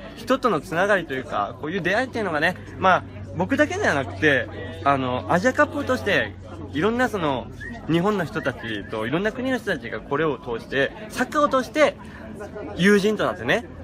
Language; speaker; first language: Japanese; native; Japanese